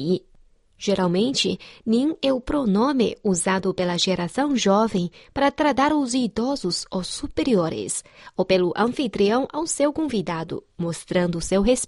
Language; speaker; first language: Portuguese; non-native, fluent; Chinese